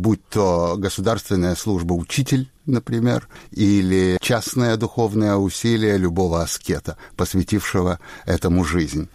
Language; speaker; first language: Russian; native; Russian